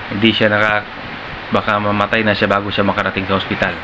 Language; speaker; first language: Filipino; non-native, local second language; Cebuano